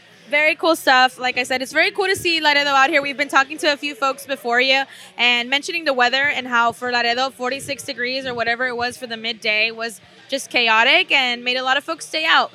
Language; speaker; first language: English; early bilingual, other home language; Spanish